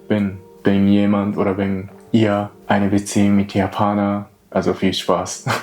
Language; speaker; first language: German; non-native, learner; Japanese